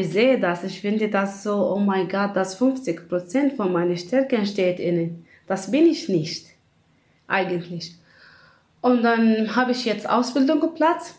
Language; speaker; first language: German; non-native, learner; Kurdish